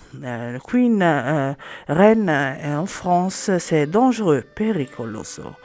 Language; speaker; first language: French; non-native, learner; Italian